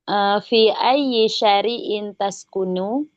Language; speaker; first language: Arabic; non-native, learner; Indonesian